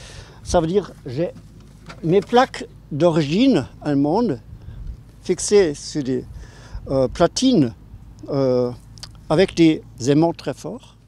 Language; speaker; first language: French; non-native, fluent; German